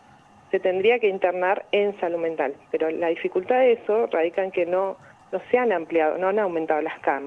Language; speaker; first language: Spanish; native; Spanish